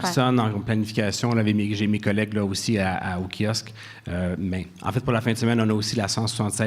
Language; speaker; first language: French; native; French